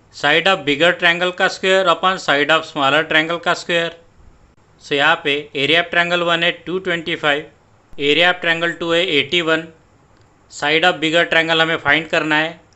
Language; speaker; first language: Hindi; non-native, local second language; Marathi